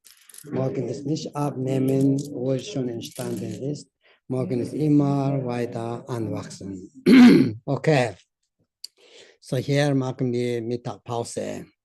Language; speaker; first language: German; non-native, learner; Tibetan